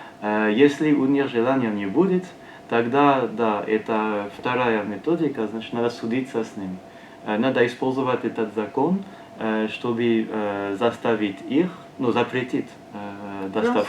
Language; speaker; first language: Russian; non-native, learner; French